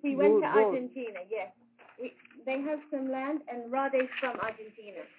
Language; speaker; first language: English; non-native, fluent; Dutch